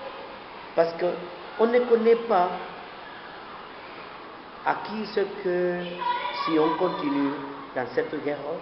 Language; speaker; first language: French; non-native, learner; Spanish